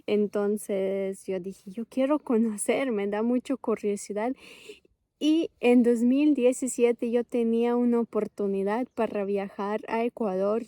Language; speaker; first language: Spanish; non-native, fluent; Ukrainian